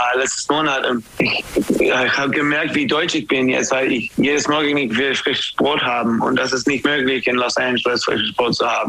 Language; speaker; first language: German; non-native, fluent; English